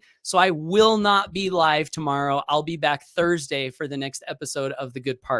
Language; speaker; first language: English; native; English